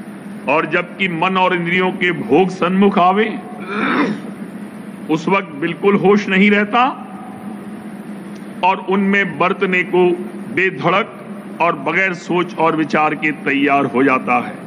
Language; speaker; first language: Hindi; native; Hindi